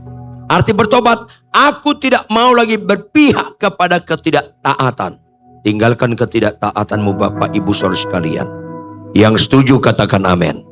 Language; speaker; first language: Indonesian; native; Indonesian